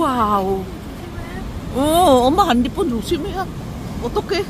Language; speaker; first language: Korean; non-native, learner; Filipino